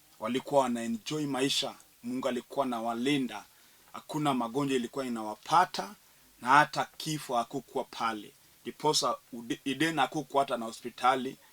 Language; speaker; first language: Swahili; non-native, local second language; Luo (Kenya and Tanzania)